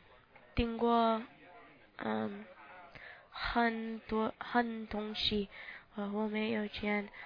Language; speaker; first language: Chinese; non-native, learner; English